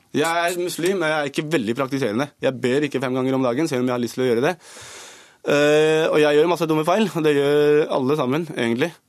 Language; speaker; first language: Norwegian; early bilingual, other home language; Urdu